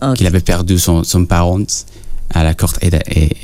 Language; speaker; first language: French; non-native, fluent; Spanish